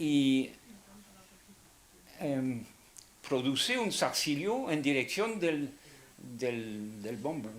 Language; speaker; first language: Spanish; non-native, fluent; French